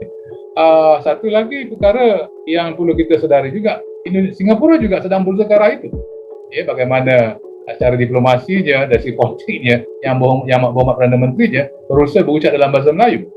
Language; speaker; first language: Malay; native; Malay